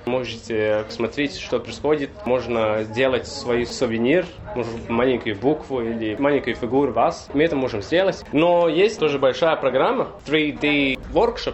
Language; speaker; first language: Russian; non-native, local second language; Latvian